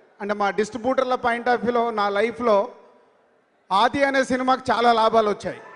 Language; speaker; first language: Telugu; native; Telugu